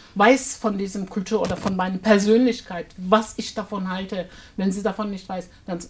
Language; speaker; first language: German; non-native, fluent; Turkish